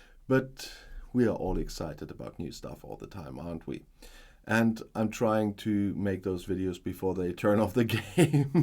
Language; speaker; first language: English; non-native, fluent; German